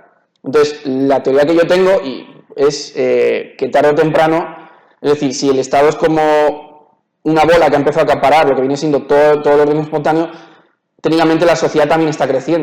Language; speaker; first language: Spanish; native; Spanish